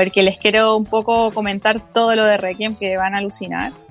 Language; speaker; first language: Spanish; native; Spanish